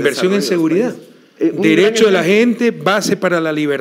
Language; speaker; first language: Spanish; native; Spanish